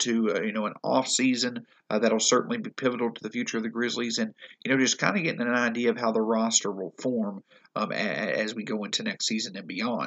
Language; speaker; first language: English; native; English